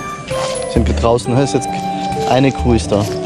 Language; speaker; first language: German; native; German